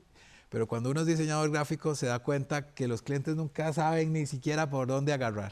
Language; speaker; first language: Spanish; native; Spanish